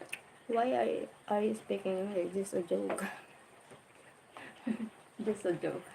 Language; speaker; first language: English; non-native, learner; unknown